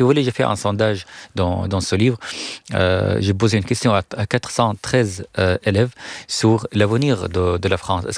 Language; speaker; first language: French; non-native, fluent; Arabic